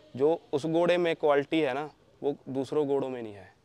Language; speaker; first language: Hindi; native; Hindi